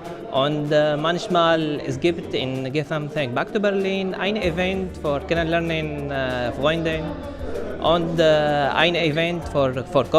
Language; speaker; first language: German; non-native, learner; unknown